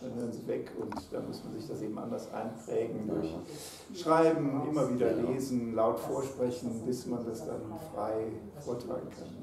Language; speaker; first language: German; native; German